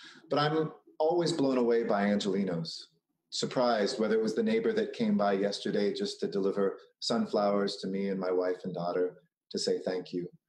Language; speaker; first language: English; native; English